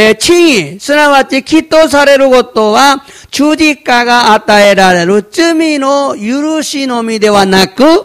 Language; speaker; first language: Japanese; non-native, fluent; Korean